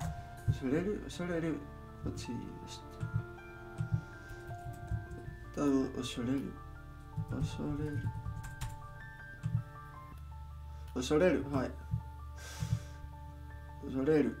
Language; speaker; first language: Japanese; non-native, learner; English